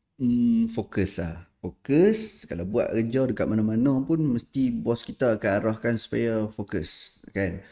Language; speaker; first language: Malay; native; Malay